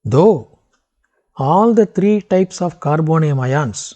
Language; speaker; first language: English; non-native, local second language; Tamil